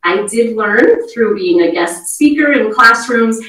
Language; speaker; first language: English; native; English